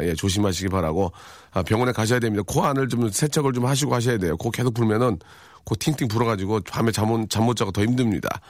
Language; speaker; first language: Korean; native; Korean